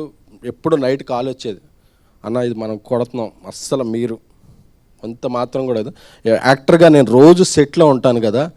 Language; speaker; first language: Telugu; native; Telugu